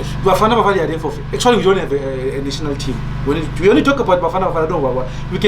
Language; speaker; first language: English; non-native, local second language; Zulu